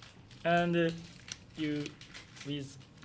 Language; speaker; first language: English; non-native, learner; Japanese